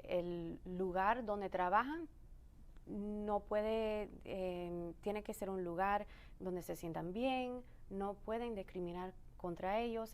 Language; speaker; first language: Spanish; early bilingual, other home language; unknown